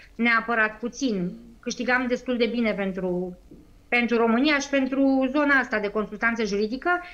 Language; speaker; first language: Romanian; native; Romanian